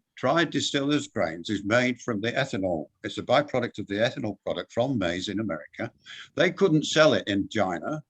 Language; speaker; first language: English; native; English